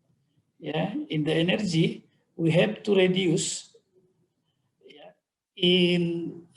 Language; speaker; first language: English; non-native, fluent; Indonesian